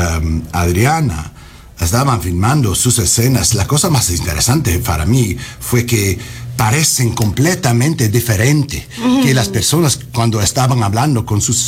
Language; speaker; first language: Spanish; non-native, fluent; English